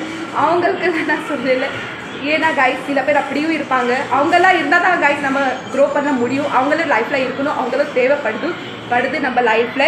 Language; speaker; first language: Tamil; non-native, local second language; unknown